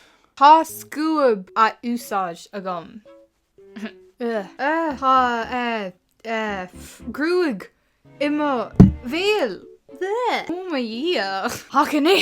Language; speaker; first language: Irish; non-native, local second language; English